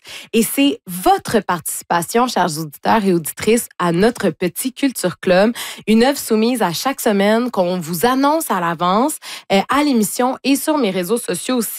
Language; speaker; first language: French; native; French